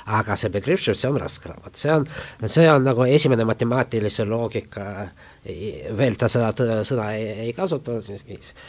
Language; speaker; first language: Estonian; non-native, local second language; Russian